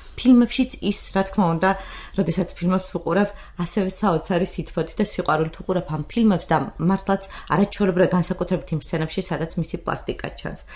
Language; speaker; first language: Georgian; native; Georgian